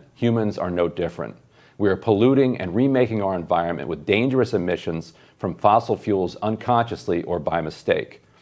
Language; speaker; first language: English; native; English